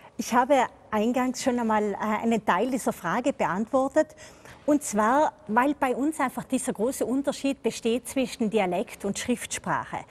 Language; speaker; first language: German; native; German